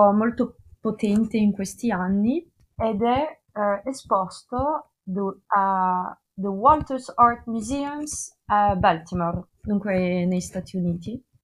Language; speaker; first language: Italian; non-native, fluent; Russian